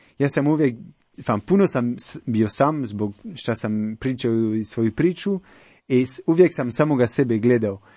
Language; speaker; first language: Croatian; non-native, learner; French